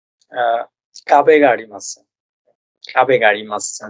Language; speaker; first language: Japanese; non-native, learner; Bangla